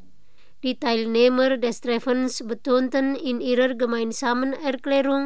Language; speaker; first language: German; non-native, fluent; Indonesian